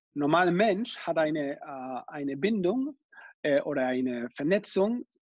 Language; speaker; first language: German; non-native, fluent; Spanish